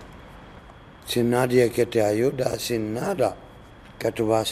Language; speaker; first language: Spanish; non-native, learner; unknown